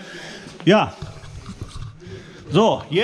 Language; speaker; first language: German; non-native, fluent; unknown